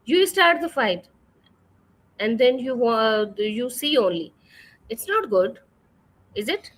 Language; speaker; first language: English; non-native, fluent; Urdu